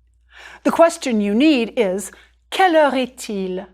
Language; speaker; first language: French; non-native, fluent; English